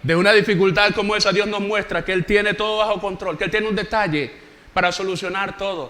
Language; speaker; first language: Spanish; native; Spanish